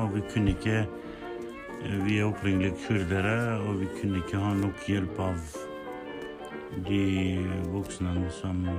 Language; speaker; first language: Norwegian; non-native, learner; Kurdish